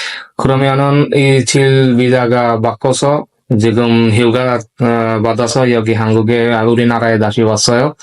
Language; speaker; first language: Korean; non-native, learner; Bangla